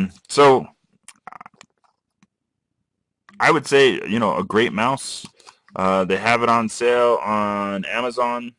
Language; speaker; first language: English; native; English